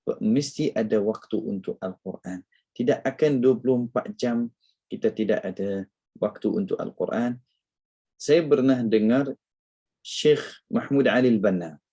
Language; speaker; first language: Malay; non-native, fluent; Arabic